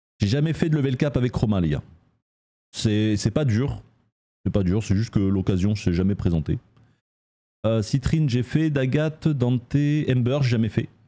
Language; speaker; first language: French; native; French